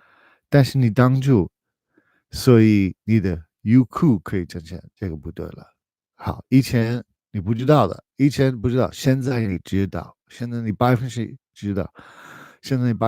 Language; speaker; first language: Chinese; non-native, fluent; English